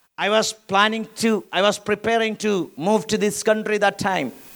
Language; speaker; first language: English; non-native, local second language; Malayalam